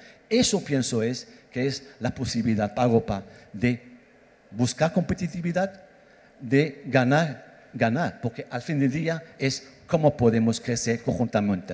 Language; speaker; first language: Spanish; non-native, fluent; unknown